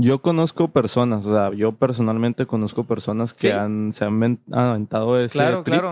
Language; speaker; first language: Spanish; native; Spanish